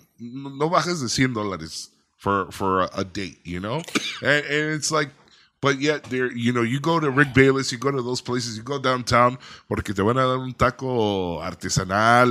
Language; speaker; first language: English; early bilingual, other home language; Spanish